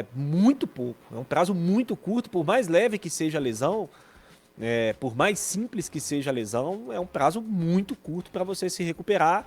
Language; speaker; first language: Portuguese; native; Portuguese